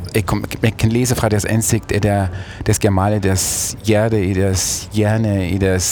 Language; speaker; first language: Danish; non-native, fluent; German